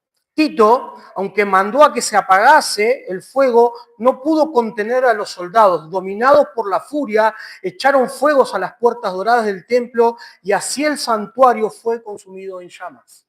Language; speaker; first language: Spanish; native; Spanish